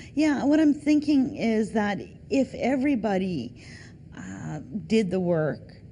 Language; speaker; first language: English; native; English